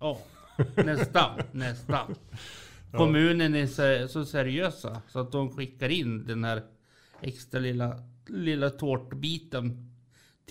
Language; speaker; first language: Swedish; native; Swedish